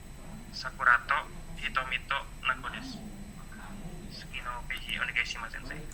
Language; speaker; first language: Japanese; non-native, learner; Indonesian